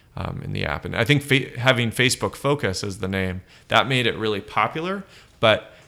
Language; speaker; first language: English; native; English